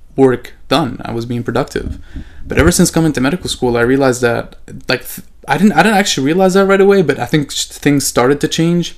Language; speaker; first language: English; non-native, fluent; Arabic